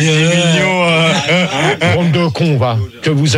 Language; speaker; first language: French; native; French